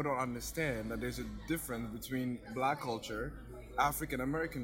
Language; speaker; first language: English; non-native, fluent; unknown